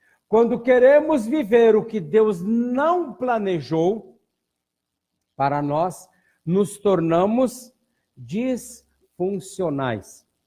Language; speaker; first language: Portuguese; native; Portuguese